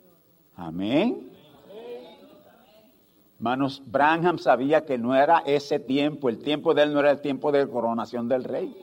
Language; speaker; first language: Spanish; native; Spanish